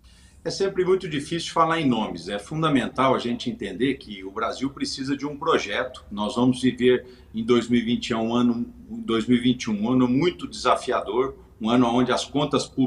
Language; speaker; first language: Portuguese; native; Portuguese